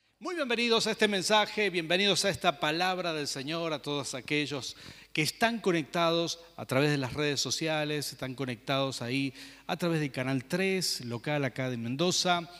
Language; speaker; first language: Spanish; native; Spanish